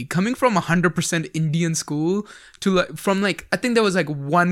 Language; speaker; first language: English; early bilingual, other home language; Punjabi